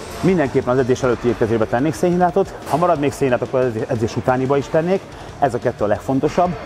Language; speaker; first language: Hungarian; native; Hungarian